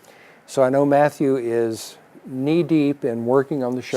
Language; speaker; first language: English; native; English